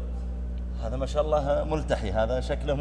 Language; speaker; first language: Arabic; native; Arabic